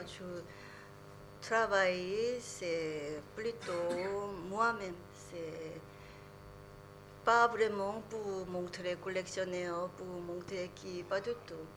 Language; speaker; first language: French; non-native, learner; Korean